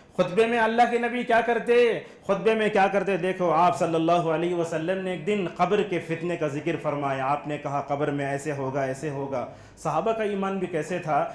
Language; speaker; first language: Urdu; native; Urdu